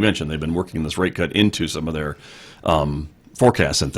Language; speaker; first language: English; native; English